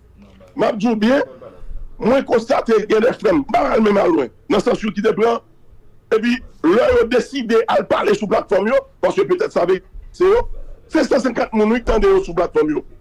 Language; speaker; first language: French; non-native, local second language; Haitian Creole